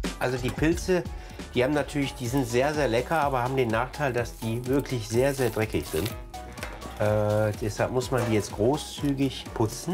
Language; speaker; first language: German; native; German